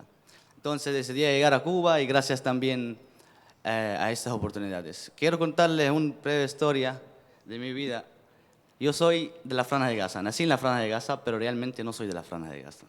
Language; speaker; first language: Spanish; non-native, fluent; Arabic